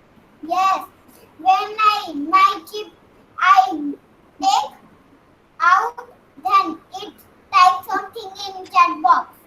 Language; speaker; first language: English; non-native, learner; Hindi